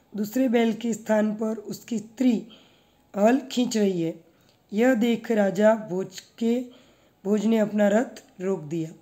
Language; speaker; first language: Hindi; non-native, local second language; Gujarati